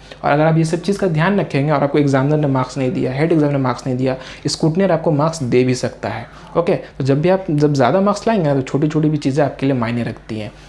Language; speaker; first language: Hindi; non-native, local second language; Urdu